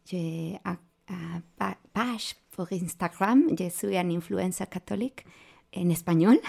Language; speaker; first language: French; non-native, learner; Spanish